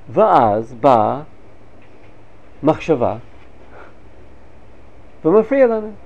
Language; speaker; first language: Hebrew; non-native, fluent; English